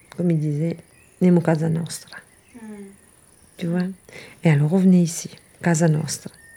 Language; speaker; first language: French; early bilingual, other home language; Italian